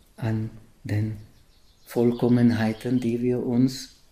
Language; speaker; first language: German; non-native, fluent; Czech